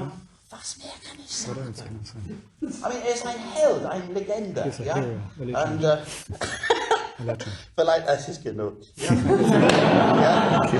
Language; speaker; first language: German; non-native, learner; English